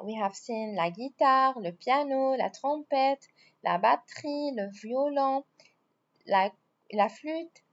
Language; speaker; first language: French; non-native, fluent; Arabic